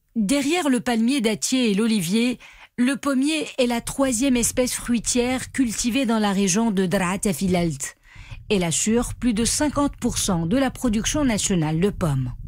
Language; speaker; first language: French; non-native, local second language; Arabic